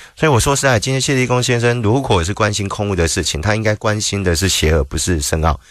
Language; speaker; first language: Chinese; native; Chinese